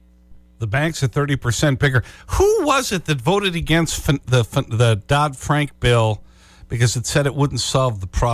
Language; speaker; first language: English; native; English